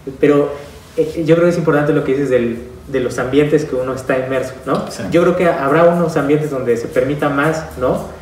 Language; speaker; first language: Spanish; native; Spanish